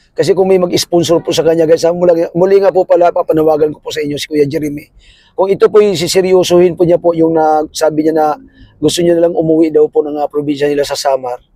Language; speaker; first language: Filipino; non-native, local second language; Cebuano